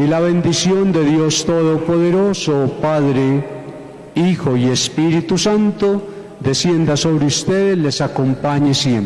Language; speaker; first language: Spanish; native; Spanish